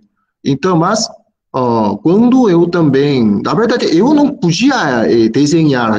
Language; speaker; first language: Portuguese; non-native, fluent; Korean